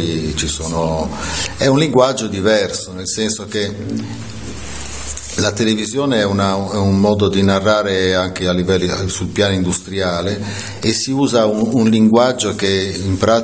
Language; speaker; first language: Italian; native; Italian